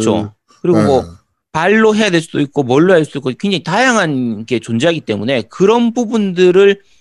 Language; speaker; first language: Korean; native; Korean